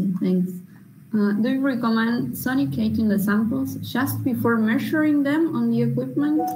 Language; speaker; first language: English; non-native, fluent; Spanish